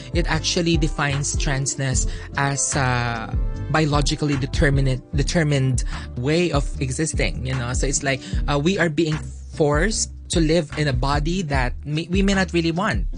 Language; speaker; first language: English; non-native, local second language; Filipino